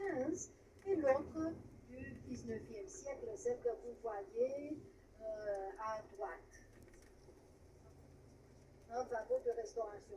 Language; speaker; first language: French; non-native, fluent; Romanian